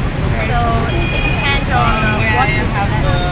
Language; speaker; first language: English; non-native, learner; Vietnamese